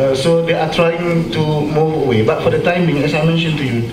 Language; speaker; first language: English; non-native, local second language; Malay